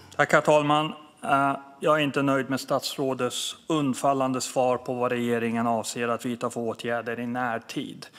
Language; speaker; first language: Swedish; early bilingual, other home language; Persian